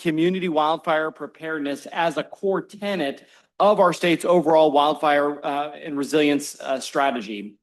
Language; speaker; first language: English; native; English